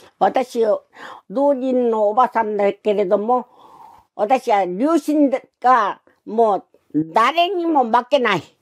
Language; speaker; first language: Japanese; non-native, learner; Korean